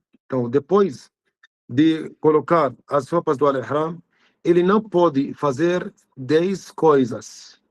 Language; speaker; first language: Portuguese; non-native, fluent; Arabic